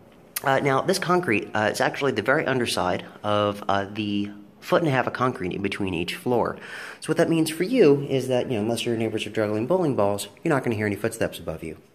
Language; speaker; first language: English; native; English